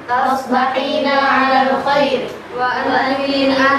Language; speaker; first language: Arabic; non-native, learner; Indonesian